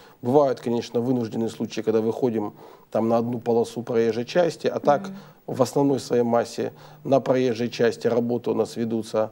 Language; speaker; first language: Russian; native; Russian